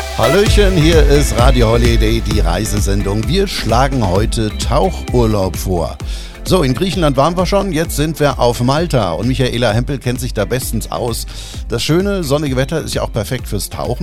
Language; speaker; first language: German; native; German